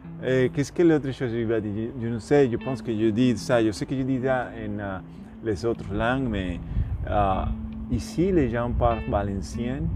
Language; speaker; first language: French; non-native, learner; Spanish